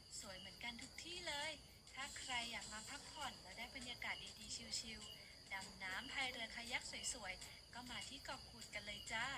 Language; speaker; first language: Thai; native; Thai